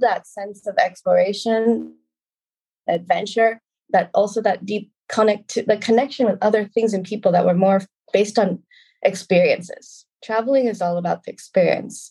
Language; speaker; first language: English; native; English